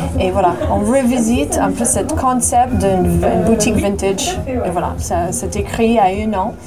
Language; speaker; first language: French; non-native, fluent; English